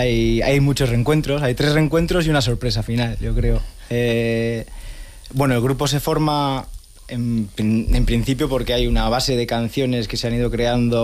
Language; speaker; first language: Spanish; native; Spanish